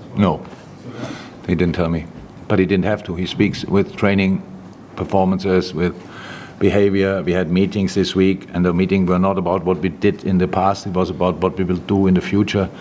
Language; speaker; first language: English; non-native, fluent; German